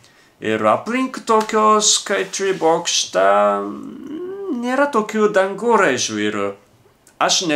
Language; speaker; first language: Lithuanian; non-native, learner; Japanese